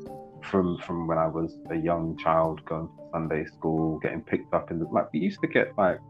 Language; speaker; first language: English; native; English